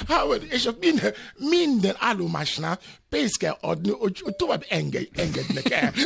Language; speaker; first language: Hungarian; non-native, fluent; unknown